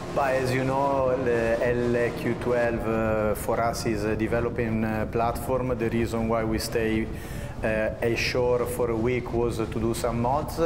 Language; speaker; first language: English; non-native, fluent; Italian